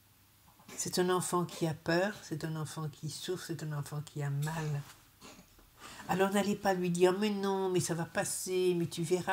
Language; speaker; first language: French; native; French